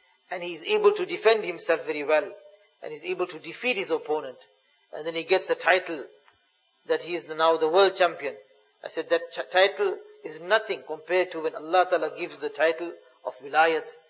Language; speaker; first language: English; native; English